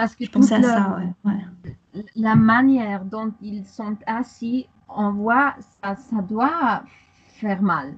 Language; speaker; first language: French; non-native, fluent; German